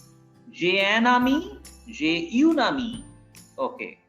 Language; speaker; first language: French; non-native, fluent; Bangla